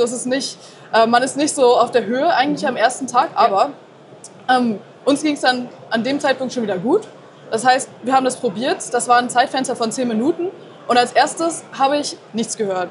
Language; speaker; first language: German; native; German